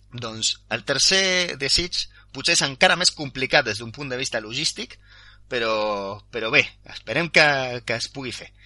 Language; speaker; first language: Catalan; non-native, local second language; Spanish